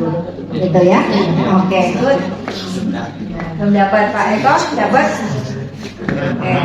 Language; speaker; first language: Indonesian; native; Indonesian